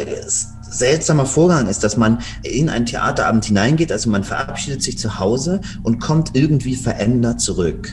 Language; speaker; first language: German; native; German